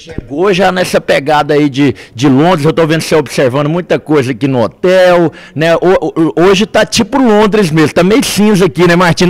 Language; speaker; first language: Portuguese; native; Portuguese